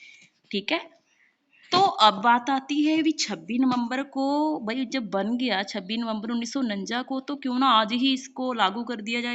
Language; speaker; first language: Hindi; non-native, local second language; Punjabi